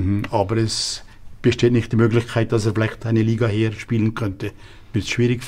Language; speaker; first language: German; native; German